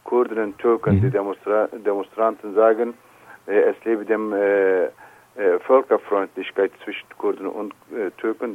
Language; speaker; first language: German; non-native, learner; Turkish